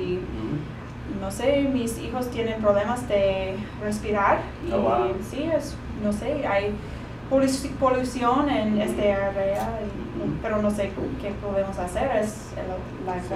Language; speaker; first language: Spanish; non-native, learner; English